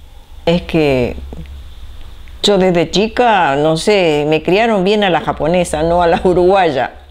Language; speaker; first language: Spanish; early bilingual, other home language; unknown